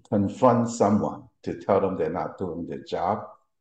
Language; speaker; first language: English; early bilingual, other home language; Cantonese